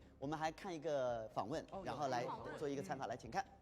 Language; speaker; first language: Chinese; native; Chinese